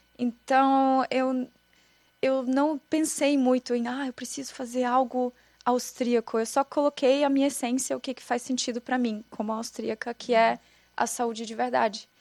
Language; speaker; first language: Portuguese; non-native, fluent; German